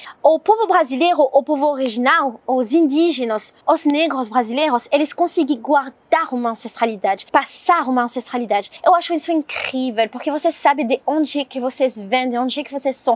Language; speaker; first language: Portuguese; non-native, learner; French